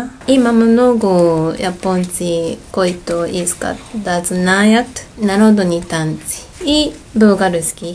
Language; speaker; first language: Bulgarian; non-native, learner; Japanese